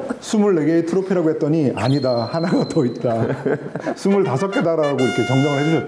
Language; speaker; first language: Korean; native; Korean